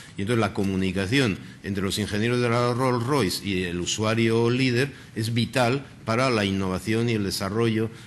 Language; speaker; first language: Spanish; native; Spanish